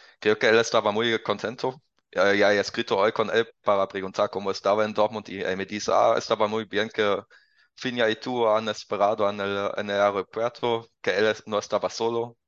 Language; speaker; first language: Spanish; non-native, learner; German